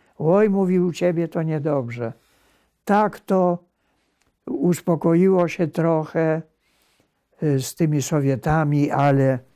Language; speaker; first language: Polish; native; Polish